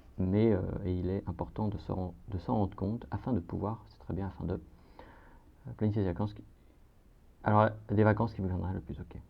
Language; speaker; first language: French; native; French